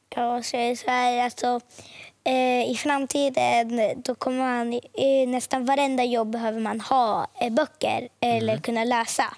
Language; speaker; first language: Swedish; early bilingual, other home language; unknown